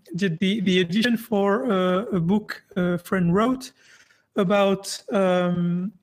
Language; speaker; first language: English; non-native, fluent; French